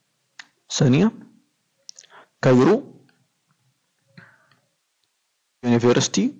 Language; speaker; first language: Arabic; native; Arabic